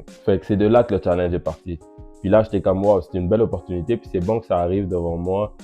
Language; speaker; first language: French; native; French